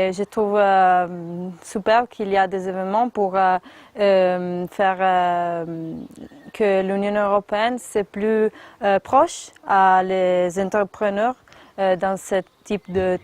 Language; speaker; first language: French; non-native, fluent; Italian